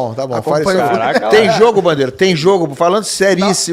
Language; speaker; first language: Portuguese; native; Portuguese